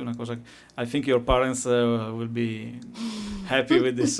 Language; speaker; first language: English; non-native, fluent; Italian